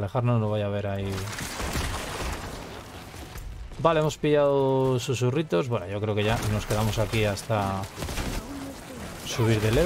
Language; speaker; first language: Spanish; native; Spanish